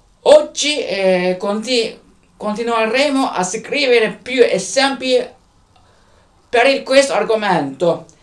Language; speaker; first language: Italian; non-native, learner; Turkish